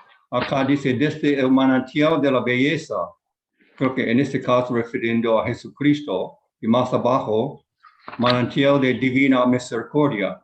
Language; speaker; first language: Spanish; non-native, fluent; Japanese